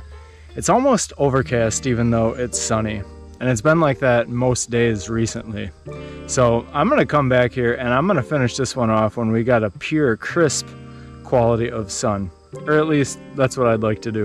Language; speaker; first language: English; native; English